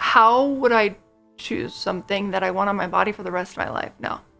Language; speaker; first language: English; native; English